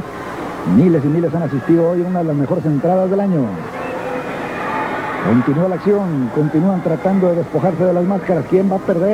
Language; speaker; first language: Spanish; native; Spanish